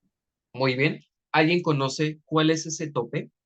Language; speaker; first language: Spanish; native; Spanish